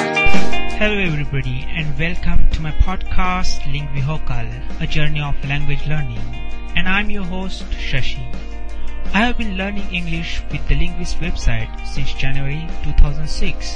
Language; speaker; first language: English; non-native, learner; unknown